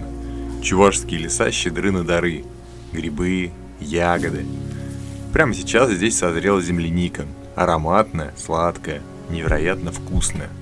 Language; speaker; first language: Russian; native; Russian